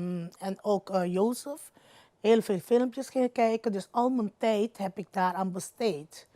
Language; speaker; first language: Dutch; non-native, local second language; Papiamento